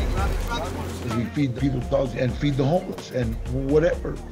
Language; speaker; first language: English; native; English